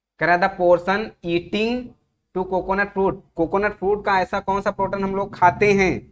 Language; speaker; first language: Hindi; native; Hindi